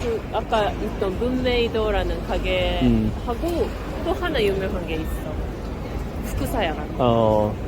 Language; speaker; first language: Korean; non-native, fluent; Japanese